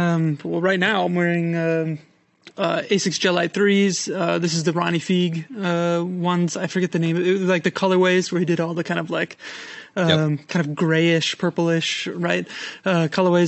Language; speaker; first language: English; native; English